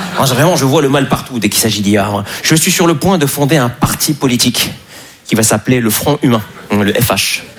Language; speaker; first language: French; native; French